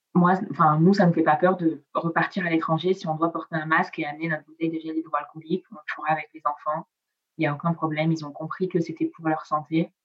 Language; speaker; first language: French; non-native, local second language; Italian